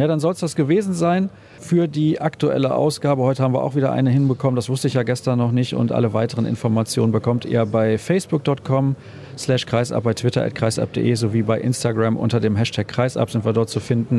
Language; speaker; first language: German; native; German